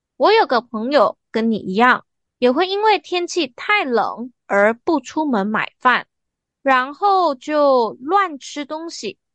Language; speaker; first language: Chinese; native; Chinese